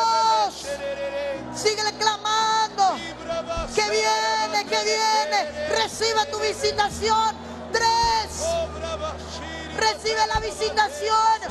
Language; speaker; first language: Spanish; native; Spanish